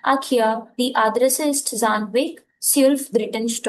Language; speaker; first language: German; non-native, fluent; Hindi